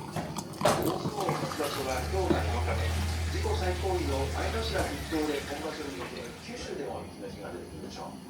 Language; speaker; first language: Japanese; native; Japanese